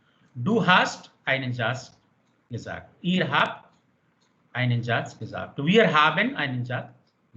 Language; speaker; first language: German; non-native, fluent; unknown